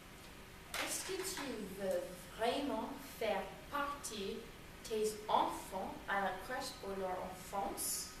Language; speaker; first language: French; non-native, learner; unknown